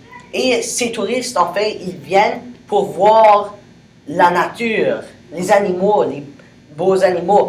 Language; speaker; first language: French; non-native, local second language; English